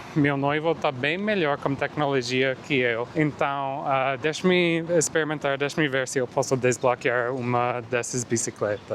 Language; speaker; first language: Portuguese; non-native, fluent; English